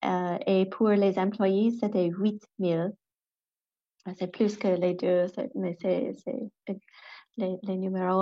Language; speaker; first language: French; non-native, local second language; English